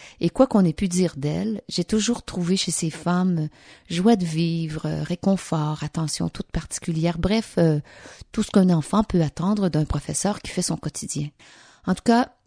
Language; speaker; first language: French; native; French